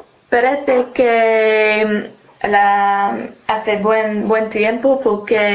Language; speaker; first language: Spanish; non-native, learner; English